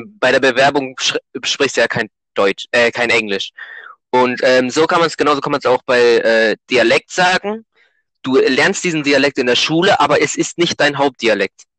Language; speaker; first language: German; native; German